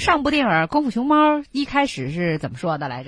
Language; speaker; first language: Chinese; native; Chinese